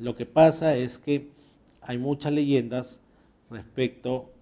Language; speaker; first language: Spanish; native; Spanish